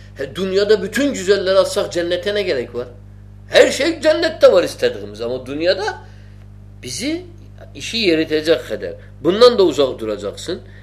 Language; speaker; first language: Turkish; non-native, fluent; Arabic